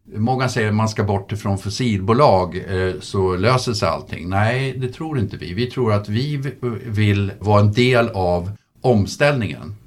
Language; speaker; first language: Swedish; native; Swedish